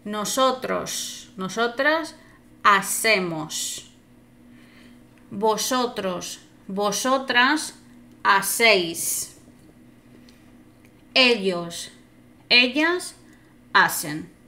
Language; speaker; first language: Spanish; non-native, fluent; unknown